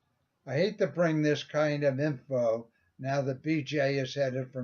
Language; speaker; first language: English; native; English